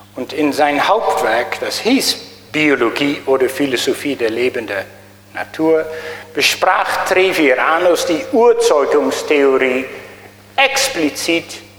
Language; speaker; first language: German; native; German